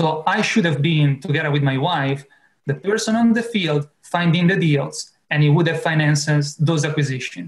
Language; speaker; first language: English; non-native, fluent; Italian